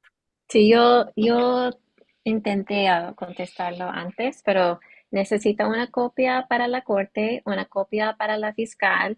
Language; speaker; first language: Spanish; non-native, learner; English